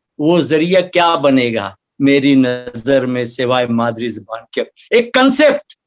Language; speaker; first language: Urdu; native; Urdu